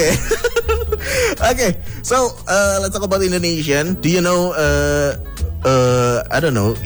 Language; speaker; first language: English; non-native, fluent; Indonesian